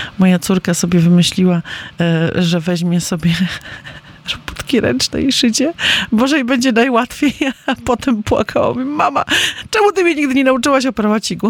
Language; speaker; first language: Polish; native; Polish